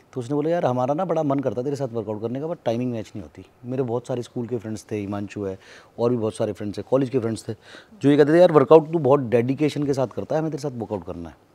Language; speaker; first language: Hindi; native; Hindi